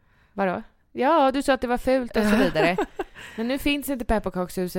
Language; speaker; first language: Swedish; native; Swedish